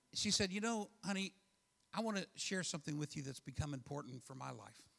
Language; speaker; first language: English; native; English